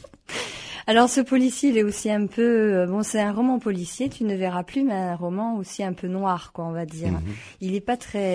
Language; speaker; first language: French; native; French